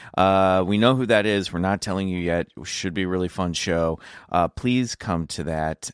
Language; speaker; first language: English; native; English